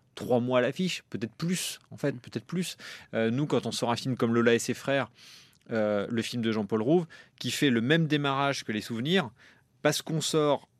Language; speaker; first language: French; native; French